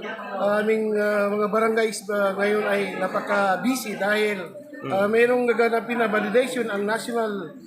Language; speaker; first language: Filipino; non-native, local second language; Maguindanaon